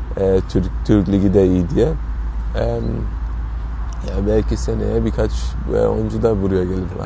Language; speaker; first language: Turkish; early bilingual, heritage; Turkish